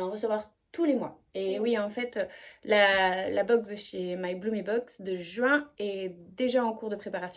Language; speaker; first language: French; native; French